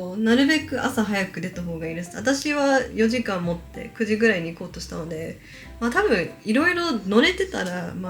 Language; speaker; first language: Japanese; early bilingual, heritage; Japanese